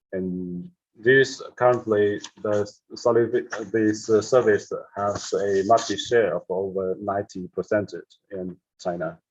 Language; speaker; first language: English; non-native, fluent; Chinese